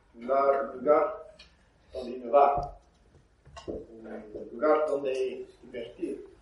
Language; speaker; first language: Spanish; non-native, fluent; English